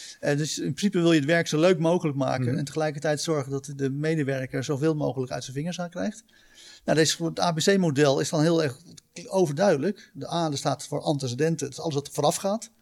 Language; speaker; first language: Dutch; native; Dutch